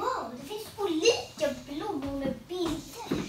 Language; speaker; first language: Swedish; non-native, learner; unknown